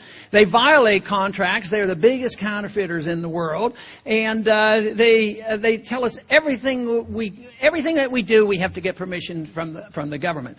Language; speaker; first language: English; native; English